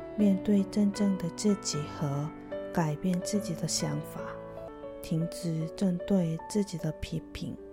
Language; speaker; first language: Chinese; non-native, fluent; Korean